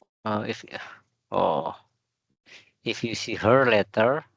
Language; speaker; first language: English; non-native, learner; Indonesian